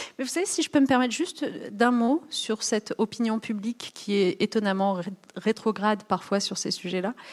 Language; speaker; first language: French; early bilingual, other home language; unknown